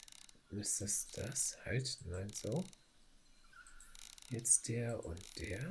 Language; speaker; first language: German; native; German